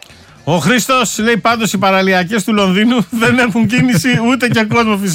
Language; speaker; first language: Greek; native; Greek